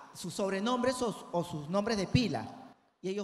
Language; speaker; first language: Spanish; native; Spanish